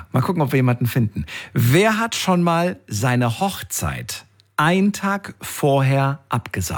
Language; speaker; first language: German; native; German